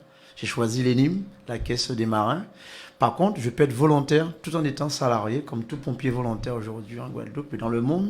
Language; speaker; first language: French; native; French